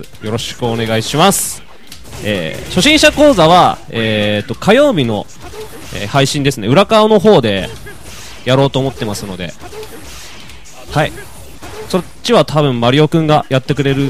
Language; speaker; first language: Japanese; native; Japanese